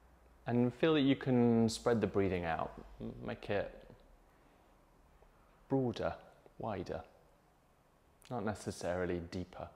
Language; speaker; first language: English; native; English